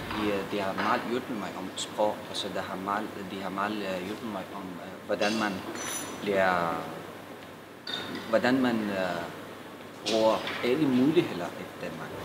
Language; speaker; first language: Danish; non-native, learner; Persian